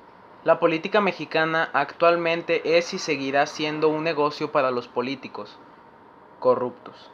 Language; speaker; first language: Spanish; native; Spanish